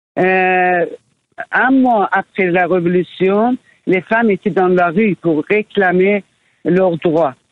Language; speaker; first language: French; non-native, fluent; Persian